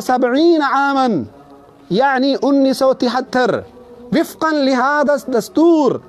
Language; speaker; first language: Arabic; non-native, fluent; Urdu